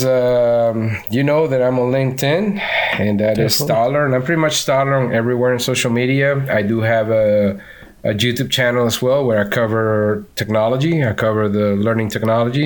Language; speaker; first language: English; non-native, fluent; Spanish